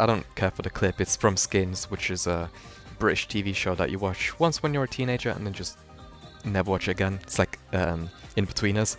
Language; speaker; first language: English; native; English